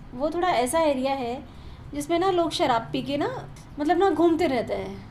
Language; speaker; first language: Hindi; native; Hindi